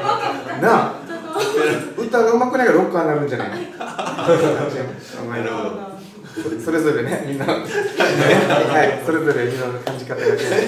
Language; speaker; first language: Japanese; native; Japanese